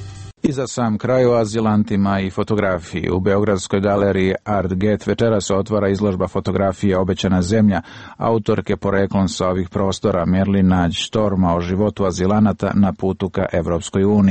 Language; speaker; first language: Serbian; native; Serbian